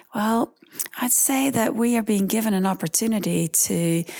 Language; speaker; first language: English; early bilingual, other home language; Dutch